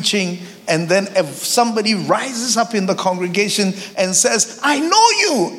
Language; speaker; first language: English; non-native, local second language; Akan